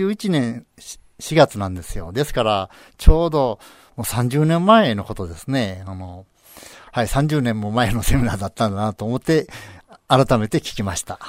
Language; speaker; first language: Japanese; native; Japanese